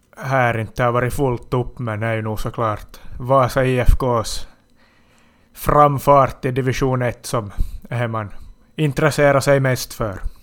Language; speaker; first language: Swedish; native; Swedish